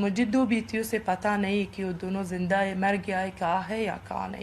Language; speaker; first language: Hindi; non-native, learner; Persian